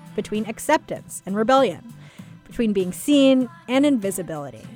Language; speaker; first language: English; native; English